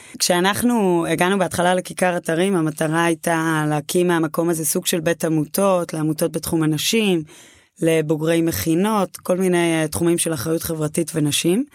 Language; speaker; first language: Hebrew; native; Hebrew